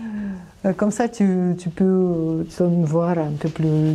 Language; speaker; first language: French; non-native, learner; Russian